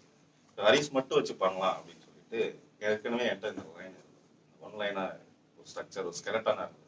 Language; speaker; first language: Tamil; native; Tamil